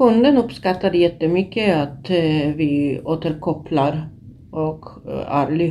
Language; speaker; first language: Swedish; non-native, fluent; Polish